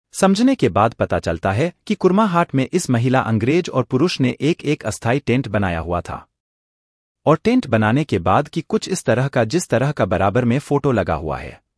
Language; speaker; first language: Hindi; native; Hindi